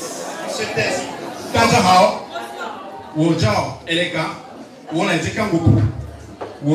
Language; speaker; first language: Chinese; non-native, learner; French